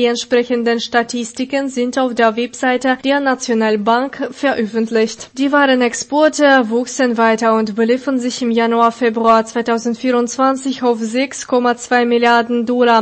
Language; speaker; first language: German; non-native, fluent; Russian